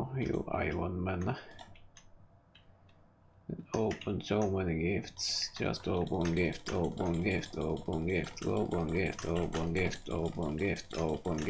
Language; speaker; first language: English; non-native, learner; Czech